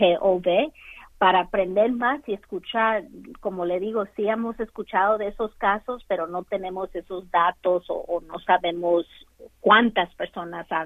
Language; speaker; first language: Spanish; early bilingual, other home language; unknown